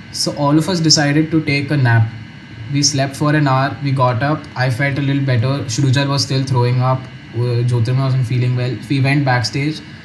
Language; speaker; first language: English; non-native, local second language; Hindi